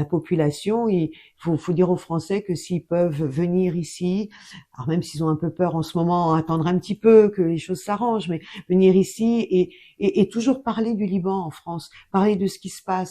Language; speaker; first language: French; native; French